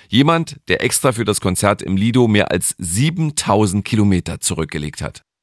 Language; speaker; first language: German; native; German